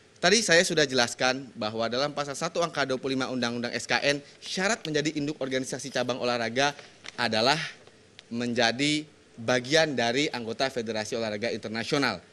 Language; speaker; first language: Indonesian; native; Indonesian